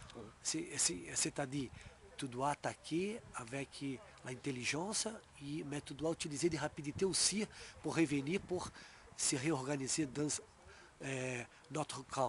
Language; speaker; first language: French; non-native, fluent; Portuguese